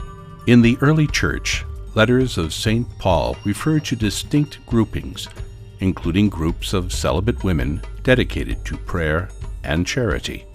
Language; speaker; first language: English; native; English